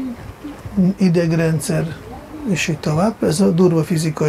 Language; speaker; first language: Hungarian; non-native, fluent; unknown